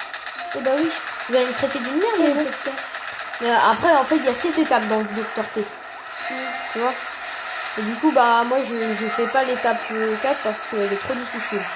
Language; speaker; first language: French; native; French